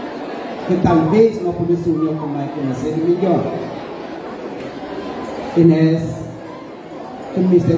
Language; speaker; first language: Portuguese; non-native, local second language; Upper Guinea Crioulo